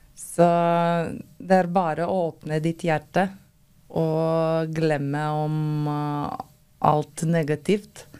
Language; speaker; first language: Norwegian; non-native, fluent; Lithuanian